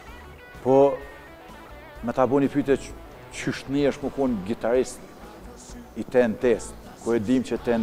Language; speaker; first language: Albanian; native; Albanian